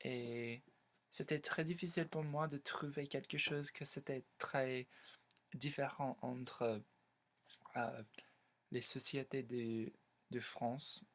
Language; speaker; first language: French; non-native, learner; English